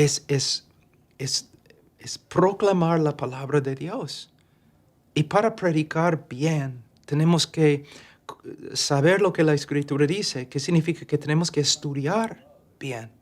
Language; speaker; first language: Spanish; non-native, fluent; English